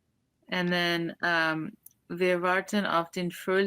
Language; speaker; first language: German; non-native, learner; English